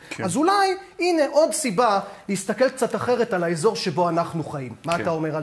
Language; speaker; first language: Hebrew; native; Hebrew